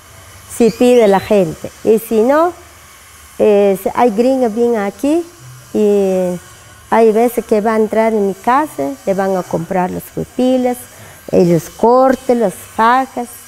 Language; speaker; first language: Spanish; non-native, local second language; Kaqchikel